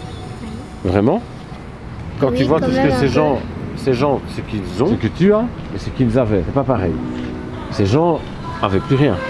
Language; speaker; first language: French; native; French